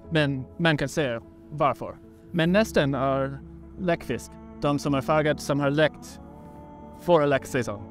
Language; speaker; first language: Swedish; non-native, learner; English